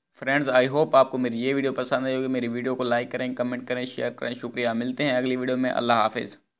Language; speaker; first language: Urdu; non-native, local second language; Punjabi